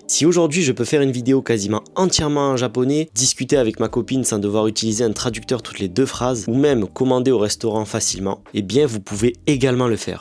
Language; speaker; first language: French; native; French